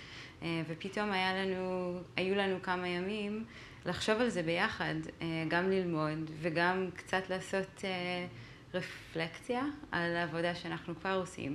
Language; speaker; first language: Hebrew; non-native, fluent; English